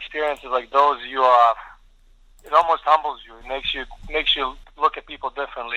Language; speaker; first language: English; early bilingual, other home language; Bosnian